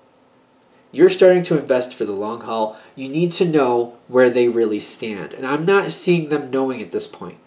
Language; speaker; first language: English; native; English